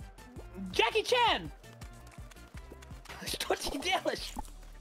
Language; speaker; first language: Russian; non-native, learner; English